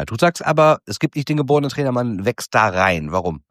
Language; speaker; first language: German; native; German